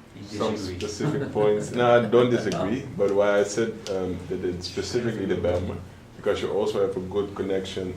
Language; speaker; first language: English; non-native, fluent; Dutch